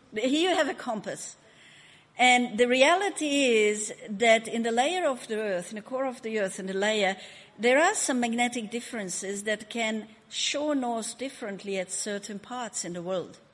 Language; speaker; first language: English; non-native, fluent; Hungarian